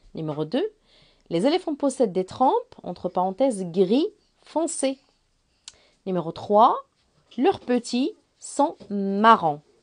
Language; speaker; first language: French; non-native, local second language; Arabic